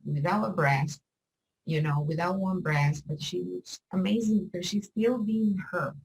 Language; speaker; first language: English; non-native, learner; Spanish